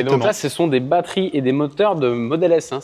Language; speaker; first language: French; native; French